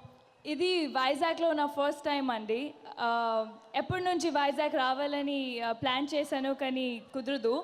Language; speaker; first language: Telugu; non-native, fluent; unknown